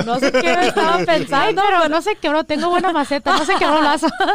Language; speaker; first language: Spanish; early bilingual, heritage; Spanish